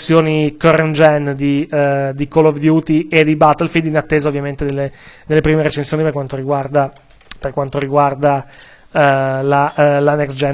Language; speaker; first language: Italian; native; Italian